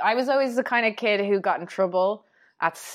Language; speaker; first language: English; native; English